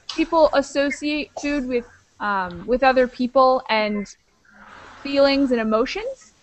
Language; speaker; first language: English; native; English